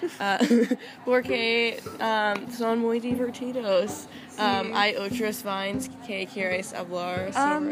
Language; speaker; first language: Spanish; non-native, learner; English